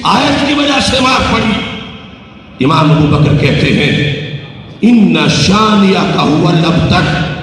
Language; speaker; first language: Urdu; non-native, local second language; Punjabi